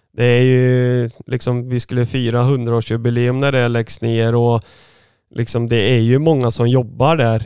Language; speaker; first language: Swedish; early bilingual, other home language; Bosnian